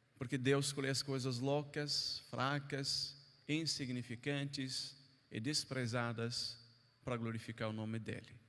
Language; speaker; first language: Portuguese; non-native, fluent; Arabic